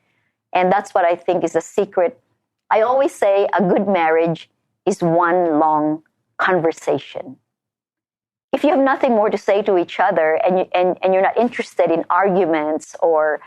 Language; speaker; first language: English; non-native, local second language; Filipino